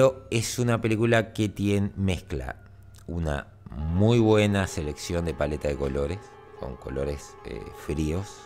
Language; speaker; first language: Spanish; native; Spanish